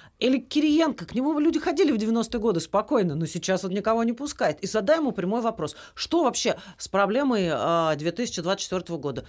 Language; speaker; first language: Russian; native; Russian